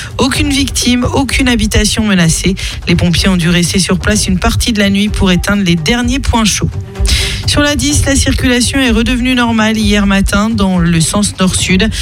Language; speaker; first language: French; native; French